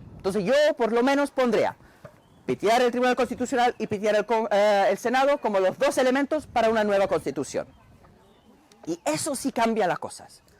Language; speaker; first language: Spanish; non-native, fluent; English